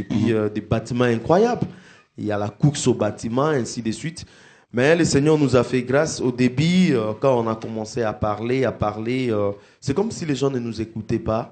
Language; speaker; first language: French; non-native, local second language; Lingala